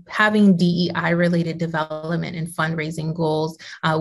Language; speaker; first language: English; native; English